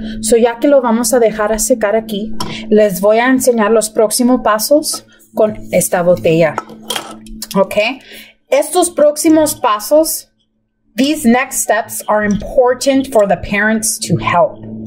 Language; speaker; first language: Spanish; early bilingual, heritage; Spanish